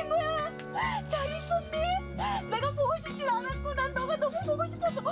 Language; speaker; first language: Korean; native; Korean